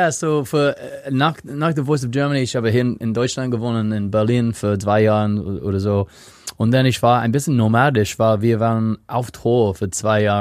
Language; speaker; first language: German; non-native, fluent; English